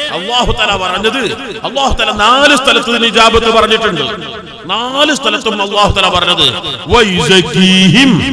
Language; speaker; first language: Malayalam; native; Malayalam